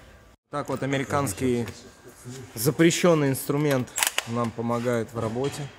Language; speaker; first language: Russian; native; Russian